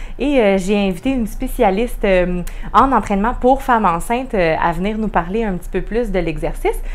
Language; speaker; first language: French; native; French